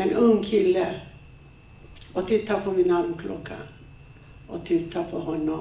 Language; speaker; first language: Swedish; non-native, fluent; Persian